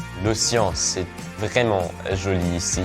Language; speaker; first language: French; non-native, learner; German